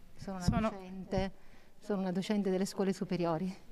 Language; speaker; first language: Italian; native; Italian